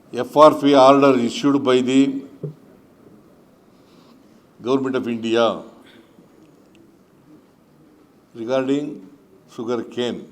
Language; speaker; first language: English; non-native, local second language; Kannada